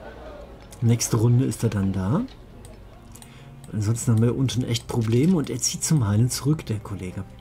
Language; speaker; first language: German; native; German